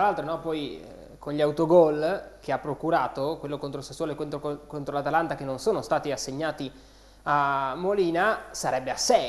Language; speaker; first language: Italian; native; Italian